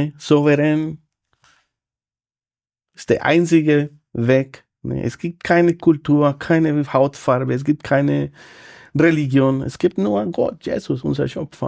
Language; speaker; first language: German; non-native, fluent; Spanish